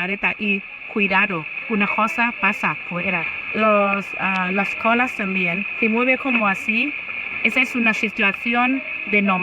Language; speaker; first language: Spanish; non-native, learner; Thai